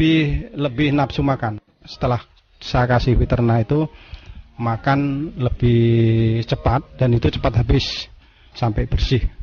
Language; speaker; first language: Indonesian; non-native, local second language; Javanese